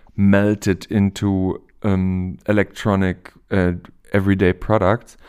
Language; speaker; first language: English; non-native, fluent; German